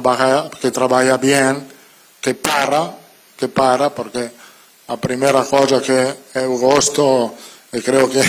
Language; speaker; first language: Portuguese; non-native, learner; Italian